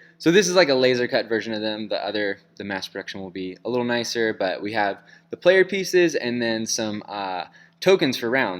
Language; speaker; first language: English; native; English